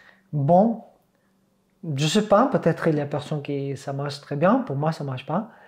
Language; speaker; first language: French; non-native, fluent; Catalan